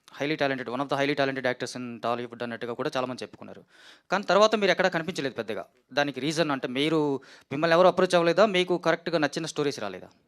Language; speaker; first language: Telugu; native; Telugu